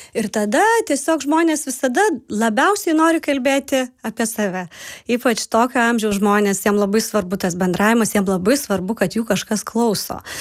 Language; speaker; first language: Lithuanian; native; Lithuanian